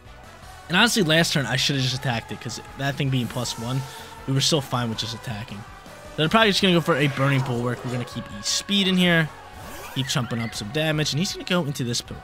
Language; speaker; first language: English; native; English